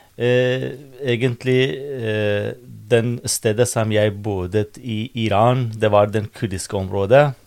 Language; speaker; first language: Norwegian; non-native, fluent; Kurdish